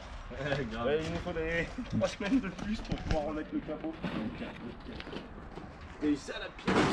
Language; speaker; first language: French; native; French